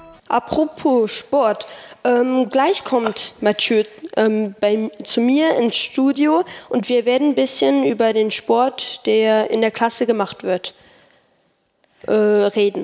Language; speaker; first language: German; non-native, fluent; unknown